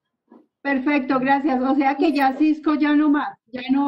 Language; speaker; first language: Spanish; native; Spanish